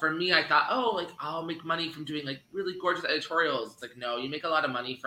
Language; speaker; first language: English; native; English